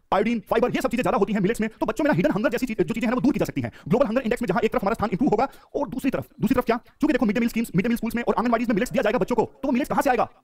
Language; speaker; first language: Hindi; native; Hindi